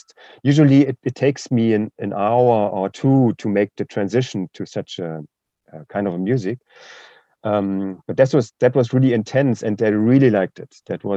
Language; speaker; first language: English; non-native, fluent; German